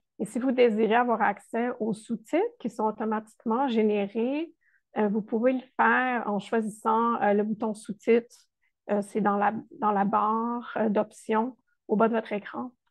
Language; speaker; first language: French; native; French